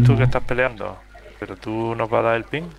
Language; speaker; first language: Spanish; native; Spanish